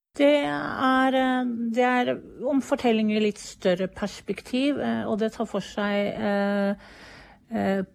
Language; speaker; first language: Norwegian; native; Norwegian